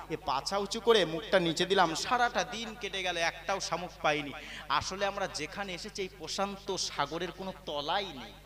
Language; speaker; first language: Bangla; native; Bangla